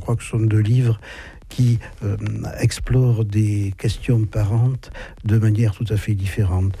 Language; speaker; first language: French; native; French